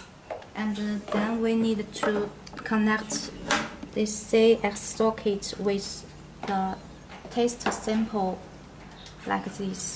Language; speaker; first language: English; non-native, learner; Chinese